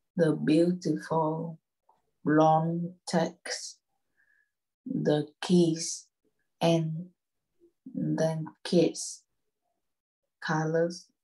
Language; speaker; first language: English; non-native, learner; Vietnamese